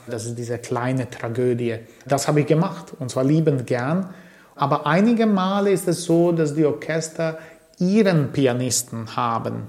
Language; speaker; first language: German; early bilingual, other home language; Croatian